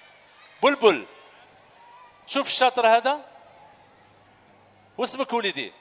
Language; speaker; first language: Arabic; native; Arabic